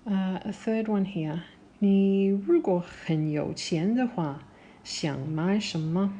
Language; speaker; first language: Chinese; non-native, fluent; English